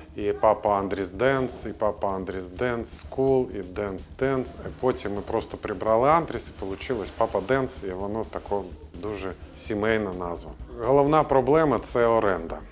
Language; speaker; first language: Ukrainian; non-native, fluent; Latvian